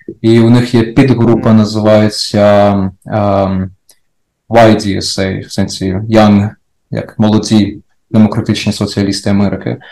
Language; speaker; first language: Ukrainian; native; Ukrainian